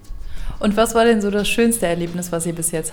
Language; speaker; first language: German; native; German